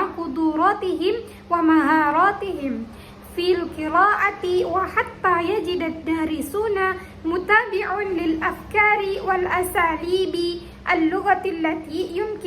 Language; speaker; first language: Arabic; non-native, learner; Indonesian